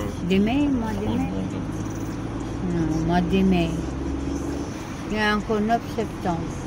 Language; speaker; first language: French; non-native, learner; Filipino